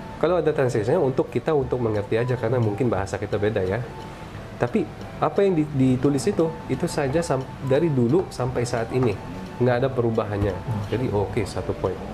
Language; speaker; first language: Indonesian; non-native, fluent; Filipino